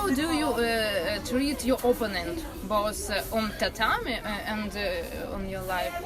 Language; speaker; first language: English; non-native, learner; Russian